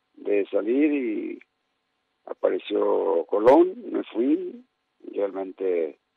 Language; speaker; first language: Spanish; native; Spanish